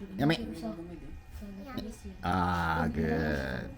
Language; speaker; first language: English; non-native, learner; Korean